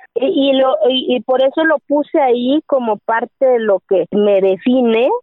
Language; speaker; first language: Spanish; non-native, local second language; Zapotec